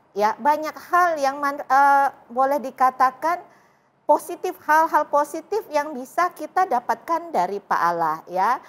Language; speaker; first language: Indonesian; native; Indonesian